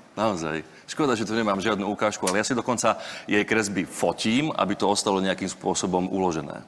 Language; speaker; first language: Slovak; native; Slovak